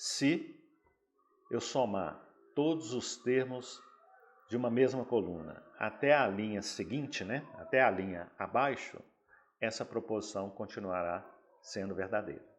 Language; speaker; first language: Portuguese; native; Portuguese